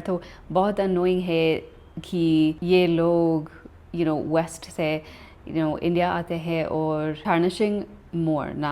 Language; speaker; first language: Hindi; non-native, learner; English